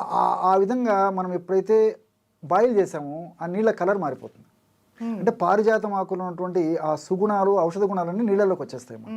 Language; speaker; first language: Telugu; native; Telugu